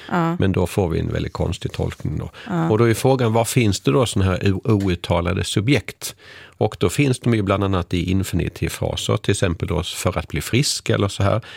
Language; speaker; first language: Swedish; native; Swedish